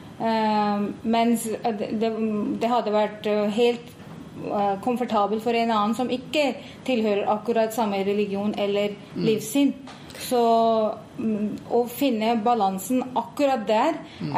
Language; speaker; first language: Norwegian; non-native, fluent; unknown